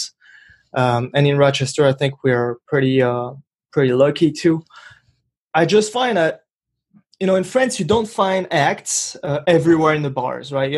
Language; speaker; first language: English; non-native, fluent; French